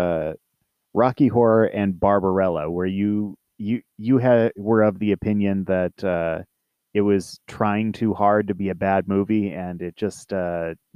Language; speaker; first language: English; native; English